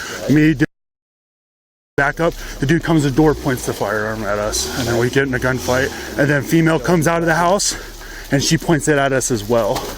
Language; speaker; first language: English; native; English